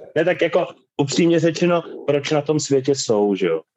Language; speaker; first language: Czech; native; Czech